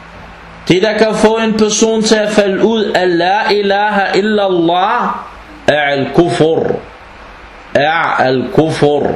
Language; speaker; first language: Danish; early bilingual, other home language; Arabic